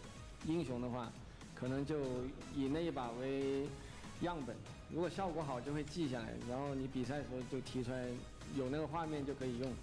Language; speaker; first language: Chinese; native; Chinese